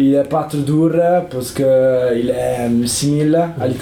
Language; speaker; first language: French; non-native, learner; Italian